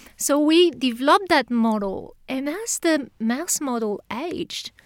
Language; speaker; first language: English; non-native, fluent; French